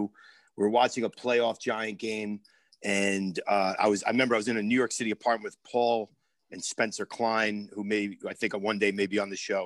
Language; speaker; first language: English; native; English